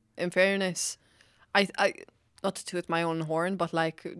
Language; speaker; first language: English; non-native, fluent; Maltese